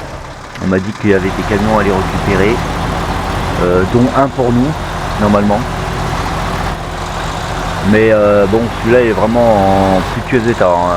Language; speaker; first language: French; native; French